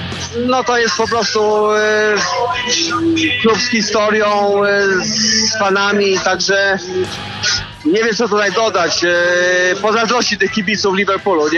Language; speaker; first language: Polish; early bilingual, heritage; Polish